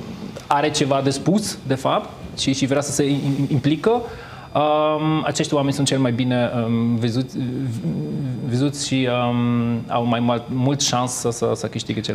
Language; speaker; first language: Romanian; non-native, fluent; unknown